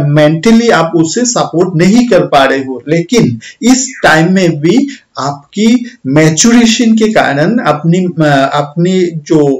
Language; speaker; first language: Hindi; non-native, local second language; Bangla